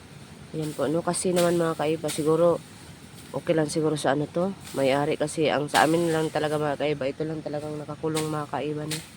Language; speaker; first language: Filipino; non-native, local second language; Cebuano